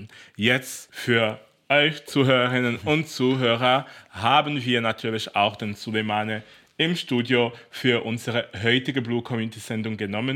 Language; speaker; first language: German; native; German